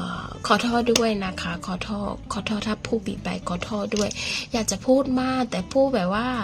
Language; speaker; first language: Thai; non-native, fluent; Burmese